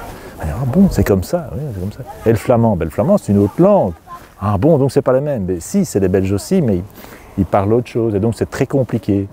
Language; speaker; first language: French; native; French